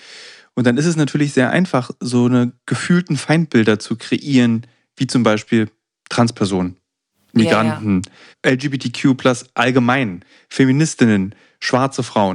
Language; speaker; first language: German; native; German